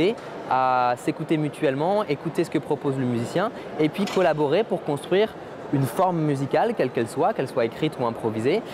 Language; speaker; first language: French; native; French